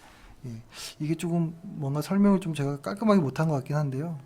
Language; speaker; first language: Korean; native; Korean